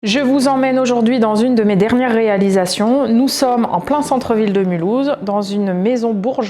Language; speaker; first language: French; native; French